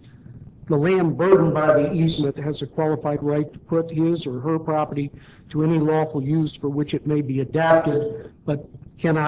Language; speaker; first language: English; native; English